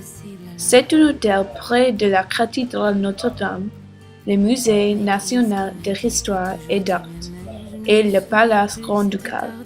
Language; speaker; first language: French; non-native, learner; English